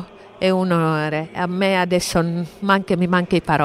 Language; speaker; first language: Italian; non-native, fluent; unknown